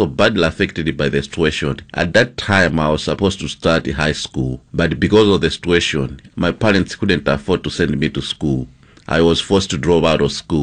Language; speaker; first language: English; non-native, local second language; Nyanja